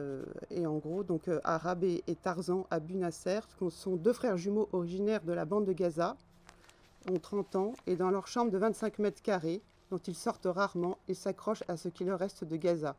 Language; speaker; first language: French; native; French